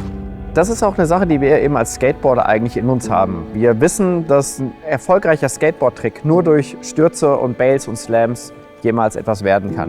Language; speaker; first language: German; native; German